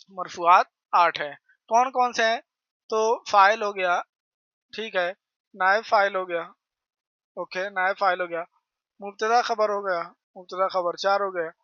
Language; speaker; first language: Urdu; native; Urdu